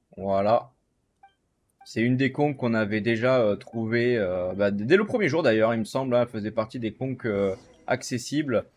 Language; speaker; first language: French; native; French